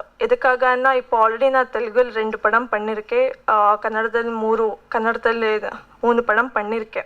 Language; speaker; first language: Tamil; non-native, learner; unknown